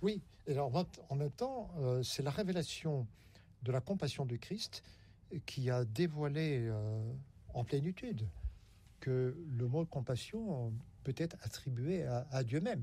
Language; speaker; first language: French; native; French